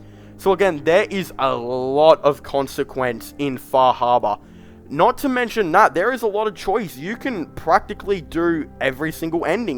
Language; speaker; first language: English; native; English